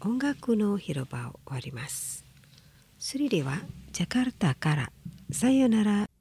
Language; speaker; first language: Japanese; non-native, fluent; Indonesian